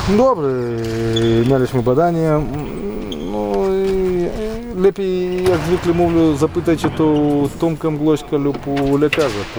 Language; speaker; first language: Polish; non-native, fluent; Russian